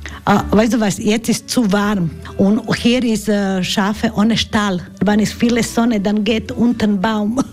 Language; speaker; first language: German; non-native, learner; Croatian